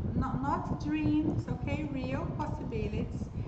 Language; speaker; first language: English; non-native, fluent; Portuguese